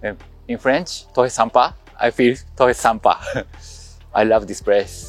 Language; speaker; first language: English; non-native, learner; Japanese